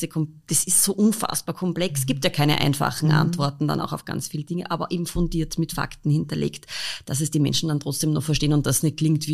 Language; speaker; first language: German; native; German